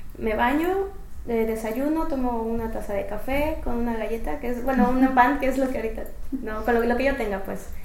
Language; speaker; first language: Spanish; native; Spanish